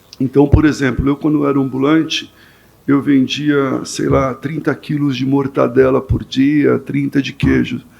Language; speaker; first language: Portuguese; native; Portuguese